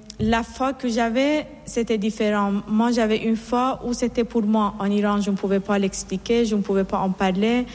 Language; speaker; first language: French; non-native, fluent; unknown